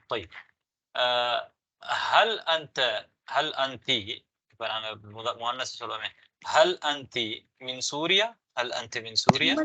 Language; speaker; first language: Arabic; non-native, fluent; Tamil